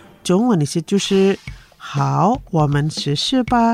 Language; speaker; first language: Chinese; non-native, fluent; Indonesian